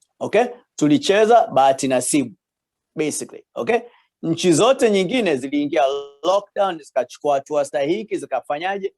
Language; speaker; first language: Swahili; native; Swahili